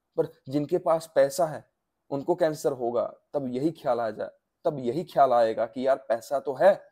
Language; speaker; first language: Hindi; non-native, local second language; Gujarati